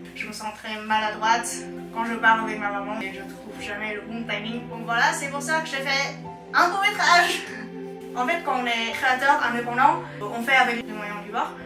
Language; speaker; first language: French; non-native, fluent; Vietnamese